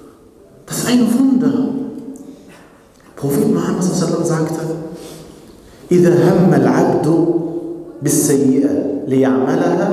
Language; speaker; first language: German; non-native, fluent; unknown